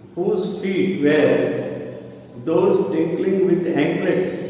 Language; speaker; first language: English; non-native, local second language; Kannada